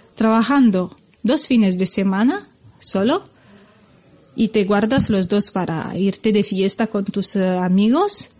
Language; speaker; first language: Spanish; non-native, fluent; Romanian